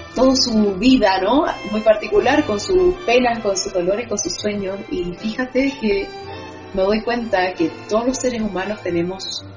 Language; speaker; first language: Spanish; early bilingual, other home language; Portuguese